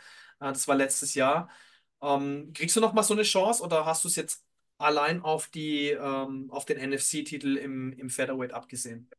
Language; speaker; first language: German; native; German